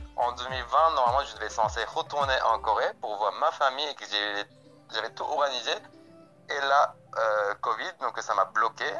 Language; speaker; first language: French; non-native, fluent; Korean